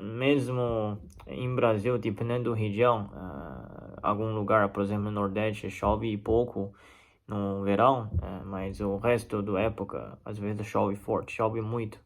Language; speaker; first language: Portuguese; non-native, fluent; Chinese